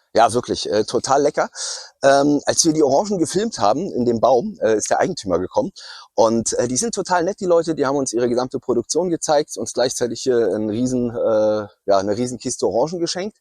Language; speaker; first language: German; native; German